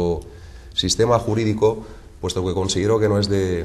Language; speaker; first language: Spanish; native; Spanish